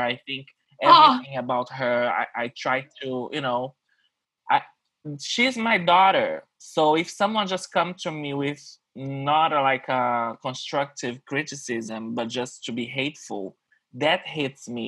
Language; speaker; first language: English; non-native, fluent; Portuguese